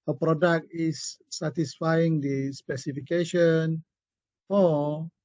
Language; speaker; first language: English; non-native, local second language; Malay